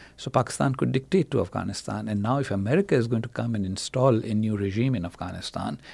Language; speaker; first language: English; non-native, local second language; Urdu